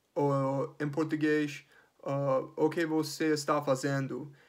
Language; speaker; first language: Portuguese; non-native, learner; English